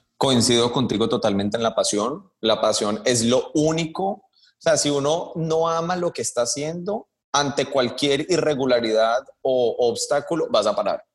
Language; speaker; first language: Spanish; early bilingual, heritage; Spanish